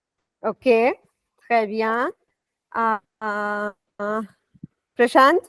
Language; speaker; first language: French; non-native, fluent; Hindi